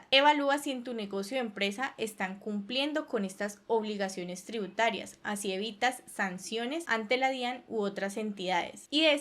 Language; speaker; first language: Spanish; native; Spanish